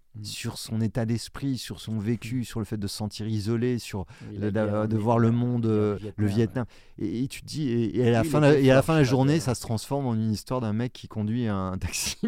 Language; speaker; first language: French; native; French